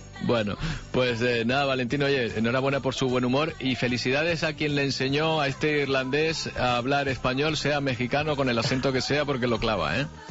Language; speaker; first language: Spanish; native; Spanish